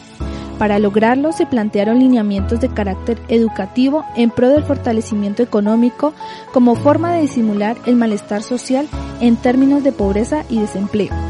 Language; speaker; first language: Spanish; native; Spanish